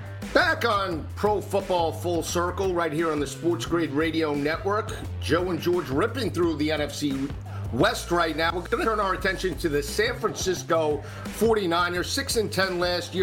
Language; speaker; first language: English; native; English